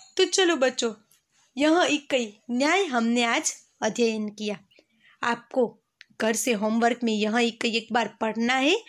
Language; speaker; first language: Hindi; non-native, local second language; Gujarati